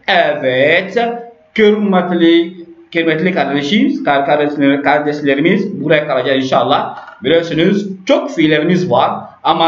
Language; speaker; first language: Turkish; non-native, learner; French